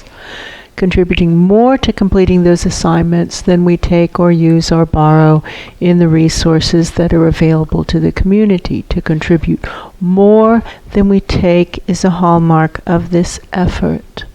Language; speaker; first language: English; native; English